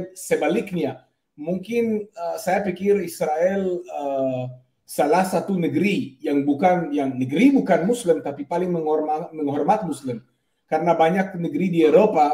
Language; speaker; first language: Indonesian; non-native, fluent; Hebrew